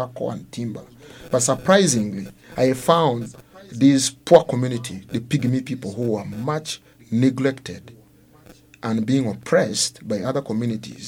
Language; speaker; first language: English; non-native, fluent; Luo (Kenya and Tanzania)